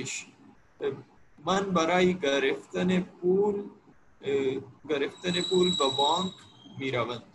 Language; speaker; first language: Persian; non-native, learner; Urdu